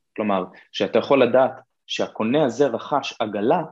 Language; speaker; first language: Hebrew; native; Hebrew